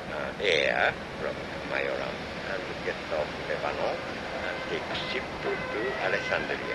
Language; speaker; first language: English; non-native, learner; Japanese